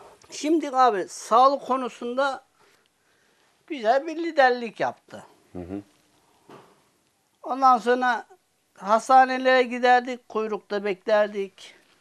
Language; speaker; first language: Turkish; native; Turkish